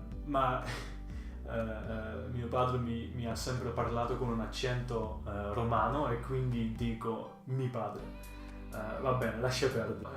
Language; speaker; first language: Italian; early bilingual, heritage; Dutch